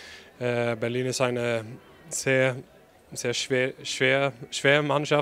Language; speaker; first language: German; non-native, fluent; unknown